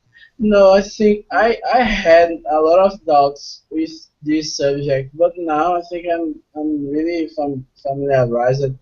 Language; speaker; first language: English; non-native, fluent; Portuguese